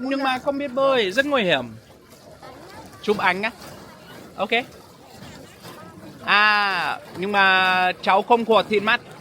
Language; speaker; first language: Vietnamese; non-native, learner; English